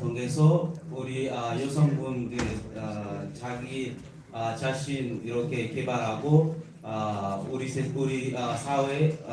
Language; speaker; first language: Korean; non-native, learner; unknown